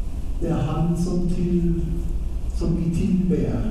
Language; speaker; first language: Norwegian; non-native, fluent; German